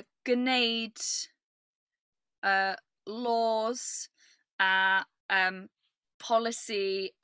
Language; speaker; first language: Welsh; non-native, learner; English